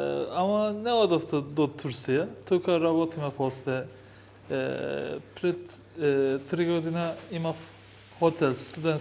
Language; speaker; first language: Macedonian; non-native, learner; Turkish